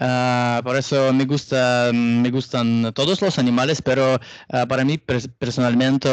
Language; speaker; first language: Spanish; non-native, learner; Russian